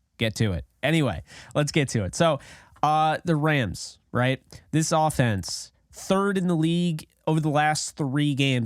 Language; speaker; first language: English; native; English